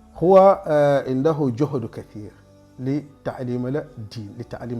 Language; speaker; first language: Arabic; non-native, fluent; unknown